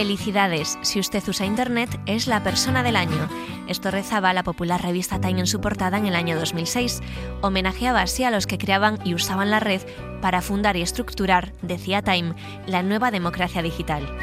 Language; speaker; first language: Spanish; native; Spanish